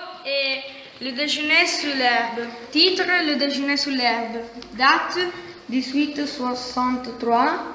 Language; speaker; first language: French; non-native, learner; Italian